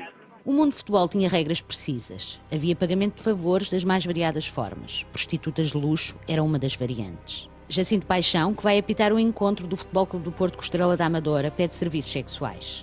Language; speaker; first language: Portuguese; native; Portuguese